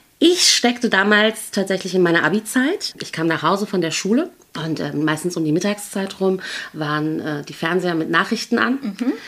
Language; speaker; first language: German; native; German